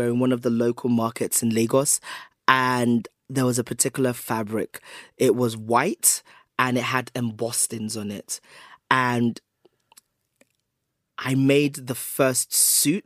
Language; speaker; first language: English; native; English